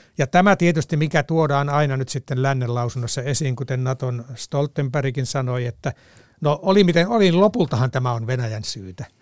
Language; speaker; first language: Finnish; native; Finnish